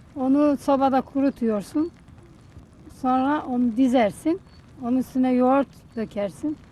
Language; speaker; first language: Turkish; native; Turkish